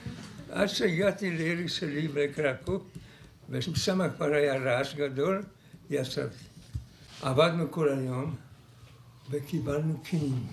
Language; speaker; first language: Hebrew; non-native, fluent; Polish